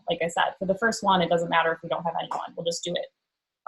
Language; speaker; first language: English; native; English